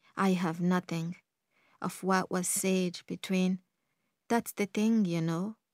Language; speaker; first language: English; early bilingual, other home language; Kongo